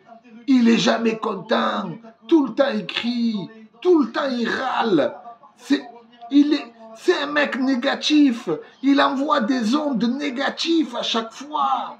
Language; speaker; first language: French; native; French